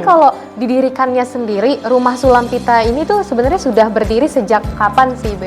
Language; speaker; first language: Indonesian; native; Indonesian